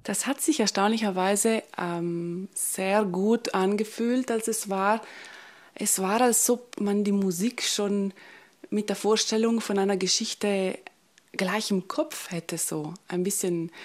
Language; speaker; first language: German; non-native, local second language; Ladin